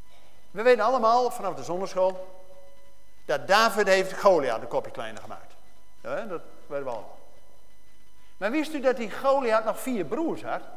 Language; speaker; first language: Dutch; native; Dutch